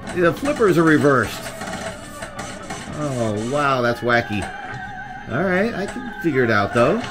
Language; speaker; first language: English; native; English